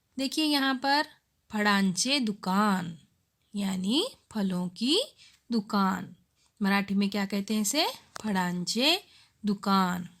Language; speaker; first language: Hindi; non-native, local second language; Urdu